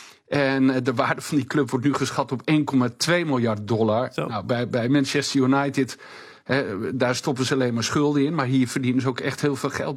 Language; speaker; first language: Dutch; native; Dutch